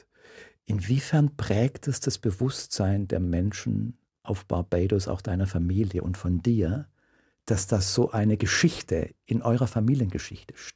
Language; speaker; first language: German; native; German